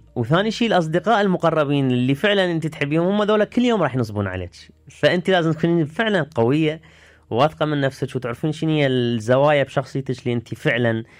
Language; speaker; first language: Arabic; early bilingual, heritage; Arabic